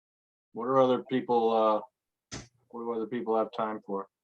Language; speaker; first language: English; native; English